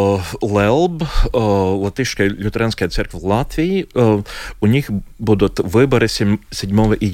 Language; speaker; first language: Russian; non-native, local second language; Latvian